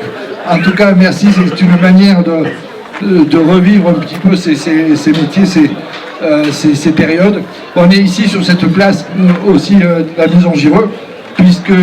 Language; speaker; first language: French; native; French